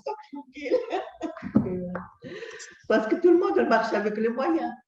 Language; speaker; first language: French; non-native, learner; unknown